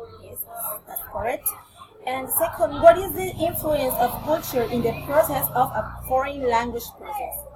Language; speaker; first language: English; non-native, learner; Spanish